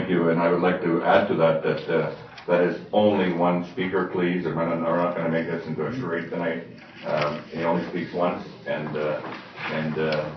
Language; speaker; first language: English; native; English